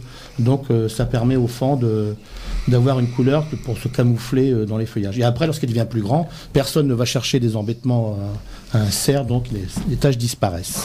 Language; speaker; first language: French; native; French